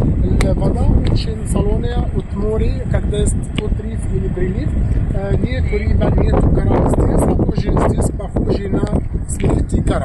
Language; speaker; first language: Russian; non-native, local second language; Arabic